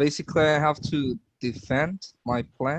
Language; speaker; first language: English; non-native, fluent; Spanish